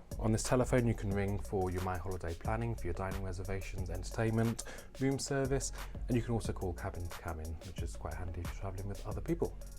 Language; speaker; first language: English; native; English